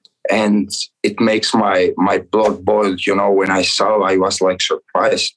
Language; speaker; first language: English; non-native, fluent; Georgian